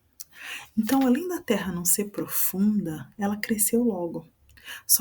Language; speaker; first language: Portuguese; native; Portuguese